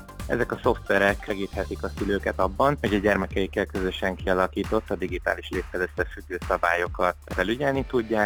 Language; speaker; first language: Hungarian; native; Hungarian